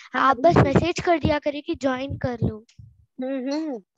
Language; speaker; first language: Hindi; native; Hindi